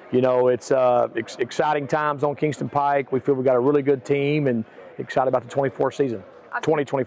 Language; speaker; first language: English; native; English